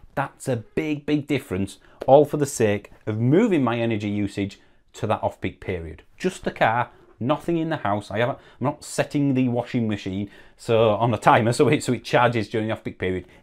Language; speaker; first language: English; native; English